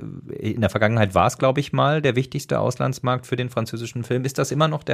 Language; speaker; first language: German; native; German